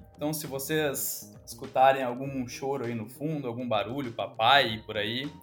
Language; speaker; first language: Portuguese; native; Portuguese